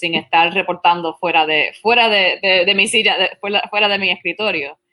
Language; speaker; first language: Spanish; early bilingual, heritage; Spanish